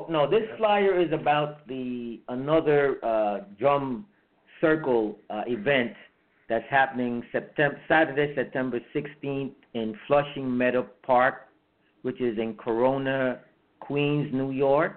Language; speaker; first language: English; early bilingual, heritage; English